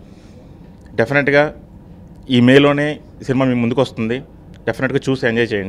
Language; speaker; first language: Telugu; native; Telugu